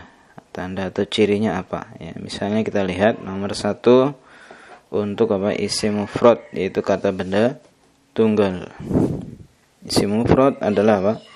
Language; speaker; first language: Indonesian; native; Indonesian